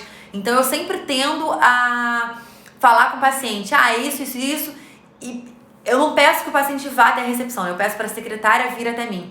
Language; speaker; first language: Portuguese; native; Portuguese